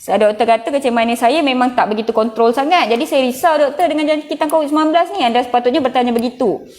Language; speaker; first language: Malay; non-native, local second language; Tamil